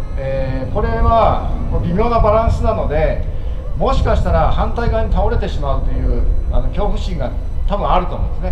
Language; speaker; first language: Japanese; native; Japanese